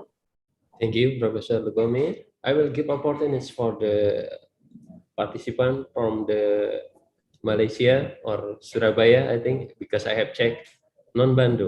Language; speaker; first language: English; non-native, learner; Indonesian